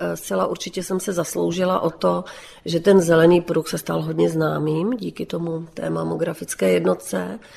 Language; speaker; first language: Czech; native; Czech